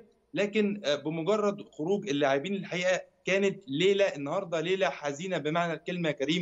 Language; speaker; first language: Arabic; native; Arabic